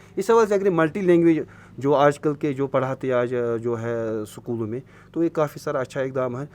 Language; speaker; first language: Urdu; non-native, local second language; Kashmiri